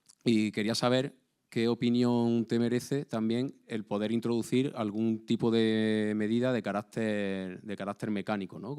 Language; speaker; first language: Spanish; native; Spanish